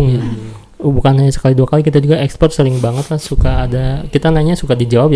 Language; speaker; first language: Indonesian; native; Indonesian